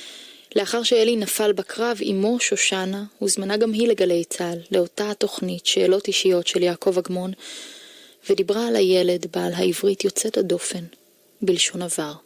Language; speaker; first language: Hebrew; native; Hebrew